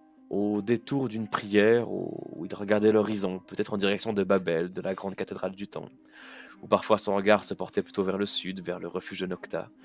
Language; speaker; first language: French; native; French